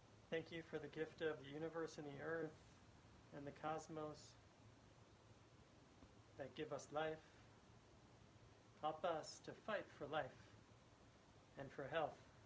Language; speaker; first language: English; native; English